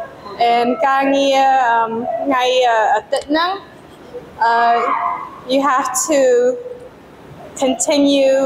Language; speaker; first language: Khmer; early bilingual, heritage; Khmer